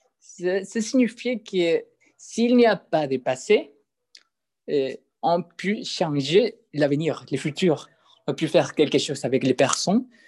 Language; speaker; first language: French; non-native, learner; Spanish